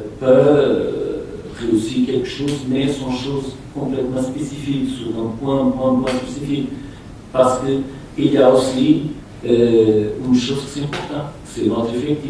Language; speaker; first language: French; non-native, fluent; Portuguese